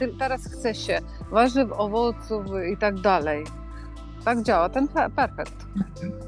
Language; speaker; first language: Polish; non-native, fluent; Ukrainian